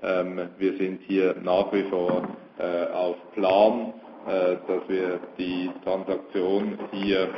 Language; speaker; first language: German; native; German